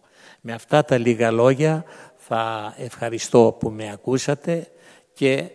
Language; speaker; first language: Greek; native; Greek